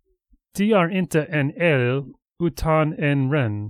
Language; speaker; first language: Swedish; non-native, learner; English